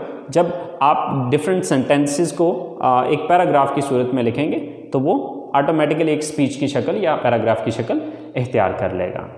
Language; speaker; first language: Urdu; native; Urdu